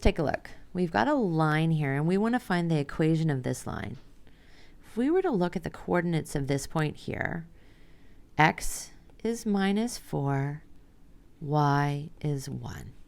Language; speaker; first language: English; native; English